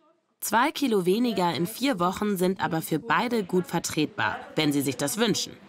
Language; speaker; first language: German; native; German